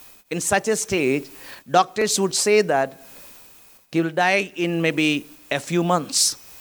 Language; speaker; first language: English; non-native, local second language; Malayalam